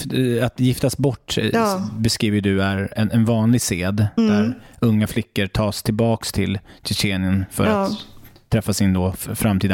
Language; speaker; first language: Swedish; native; Swedish